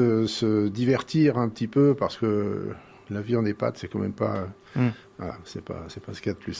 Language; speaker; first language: French; native; French